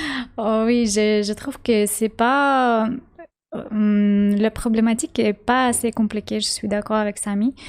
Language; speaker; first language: French; non-native, learner; Russian